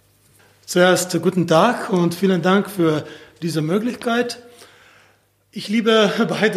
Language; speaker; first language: German; non-native, fluent; Slovenian